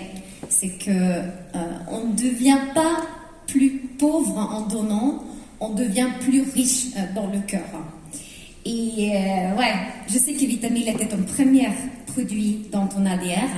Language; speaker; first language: French; non-native, fluent; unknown